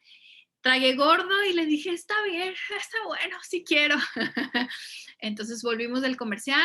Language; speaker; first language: Spanish; native; Spanish